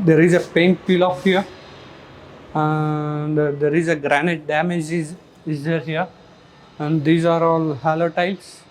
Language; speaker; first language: English; non-native, local second language; Telugu